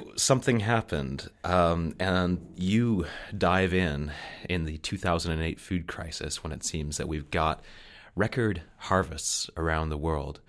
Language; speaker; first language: English; native; English